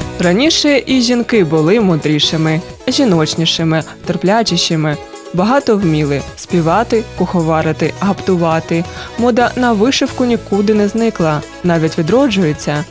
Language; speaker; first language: Ukrainian; native; Ukrainian